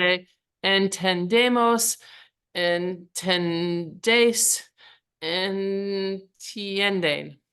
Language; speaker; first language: Spanish; non-native, learner; English